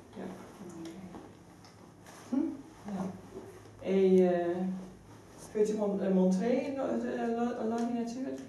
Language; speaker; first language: French; non-native, learner; Dutch